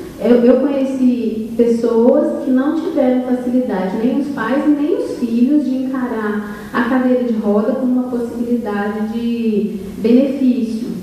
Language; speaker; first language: Portuguese; native; Portuguese